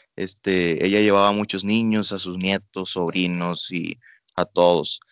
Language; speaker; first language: Spanish; native; Spanish